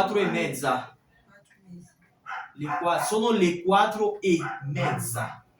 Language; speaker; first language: Italian; non-native, fluent; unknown